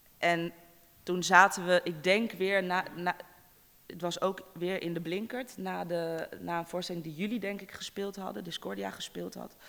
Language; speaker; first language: Dutch; native; Dutch